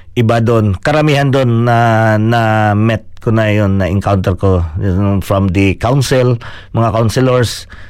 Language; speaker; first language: Filipino; non-native, local second language; Cebuano